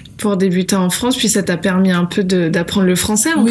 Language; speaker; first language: French; native; French